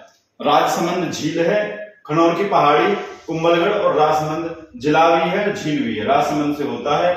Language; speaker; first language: Hindi; native; Hindi